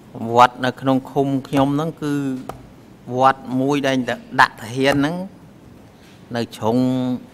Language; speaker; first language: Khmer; native; Khmer